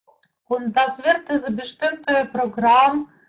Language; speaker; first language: German; non-native, fluent; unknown